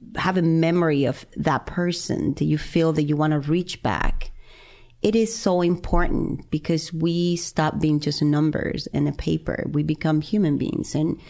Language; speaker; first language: English; non-native, fluent; Spanish